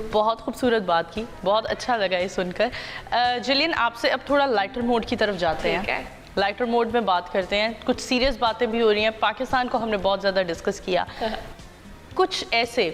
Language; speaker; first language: Hindi; native; Hindi